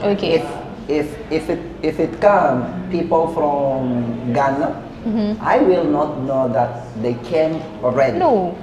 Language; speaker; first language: English; non-native, fluent; Portuguese